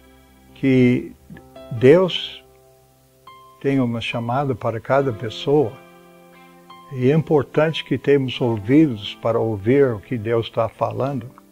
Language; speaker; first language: Portuguese; non-native, fluent; English